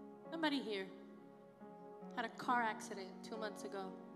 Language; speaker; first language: English; early bilingual, other home language; Spanish